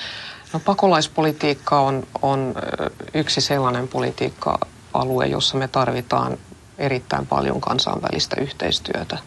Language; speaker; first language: Finnish; non-native, local second language; Swedish